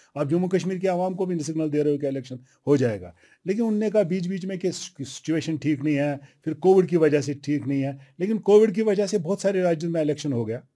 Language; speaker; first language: Hindi; non-native, local second language; Kashmiri